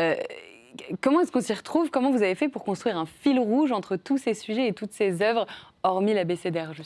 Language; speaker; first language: French; native; French